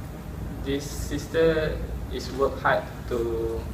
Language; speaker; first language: English; non-native, local second language; Malay